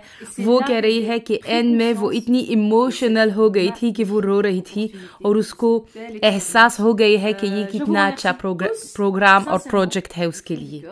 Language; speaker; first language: Hindi; non-native, fluent; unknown